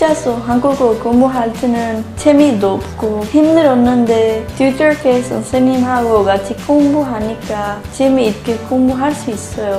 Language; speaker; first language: Korean; non-native, learner; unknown